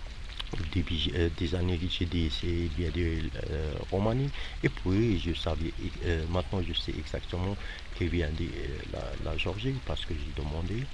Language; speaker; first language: French; non-native, fluent; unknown